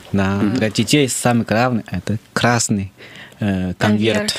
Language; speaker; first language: Russian; non-native, fluent; Chinese